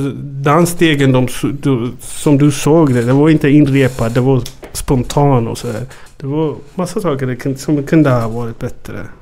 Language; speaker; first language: Swedish; early bilingual, other home language; Amharic